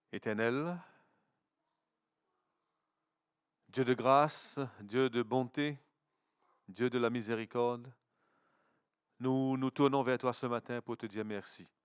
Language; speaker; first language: French; native; French